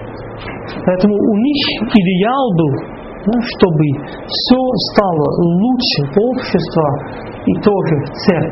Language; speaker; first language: Russian; non-native, fluent; Dutch